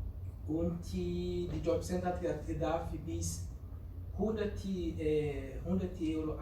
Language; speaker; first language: German; non-native, learner; Portuguese